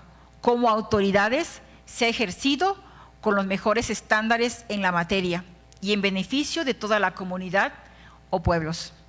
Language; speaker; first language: Spanish; native; Spanish